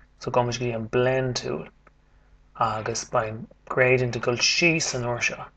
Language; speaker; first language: Irish; native; Irish